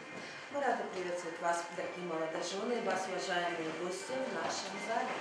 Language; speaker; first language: Russian; native; Russian